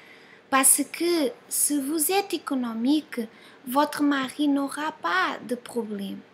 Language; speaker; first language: French; non-native, fluent; Portuguese